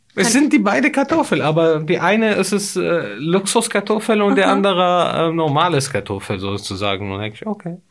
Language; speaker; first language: German; non-native, fluent; Arabic